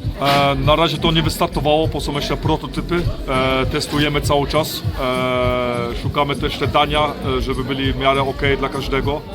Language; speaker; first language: Polish; early bilingual, heritage; Polish